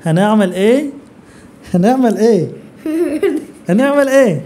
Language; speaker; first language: Arabic; non-native, fluent; Bangla